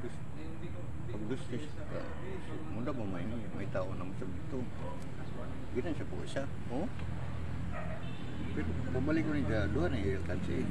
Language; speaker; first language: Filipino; non-native, local second language; Cebuano